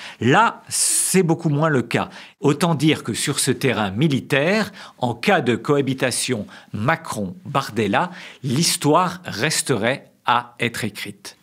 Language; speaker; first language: French; native; French